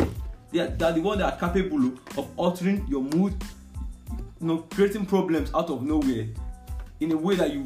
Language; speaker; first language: English; non-native, local second language; Yoruba